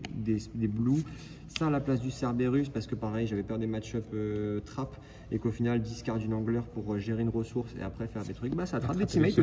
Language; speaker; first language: French; native; French